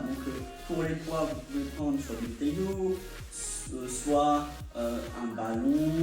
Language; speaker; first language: French; native; French